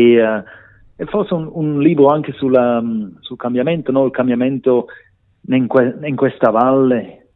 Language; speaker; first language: Italian; non-native, learner; Romansh